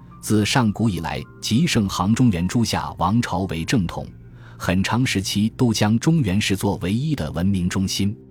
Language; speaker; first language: Chinese; native; Chinese